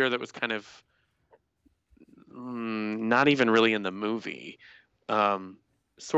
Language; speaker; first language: English; native; English